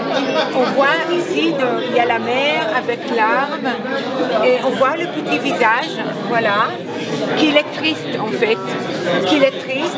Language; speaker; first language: French; non-native, fluent; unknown